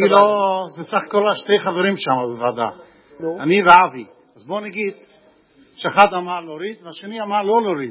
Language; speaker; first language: Hebrew; non-native, fluent; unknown